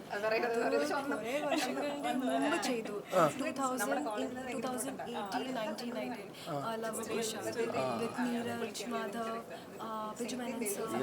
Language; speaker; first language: Malayalam; early bilingual, heritage; Malayalam